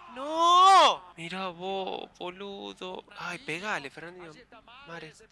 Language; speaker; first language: Spanish; native; Spanish